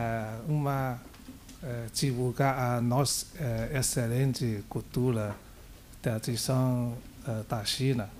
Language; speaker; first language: Portuguese; non-native, learner; Chinese